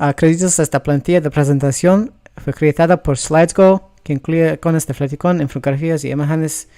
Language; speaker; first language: Spanish; non-native, learner; English